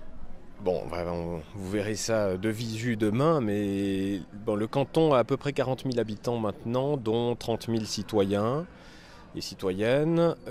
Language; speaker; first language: French; native; French